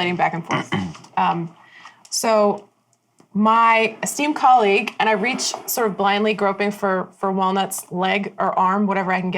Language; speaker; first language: English; native; English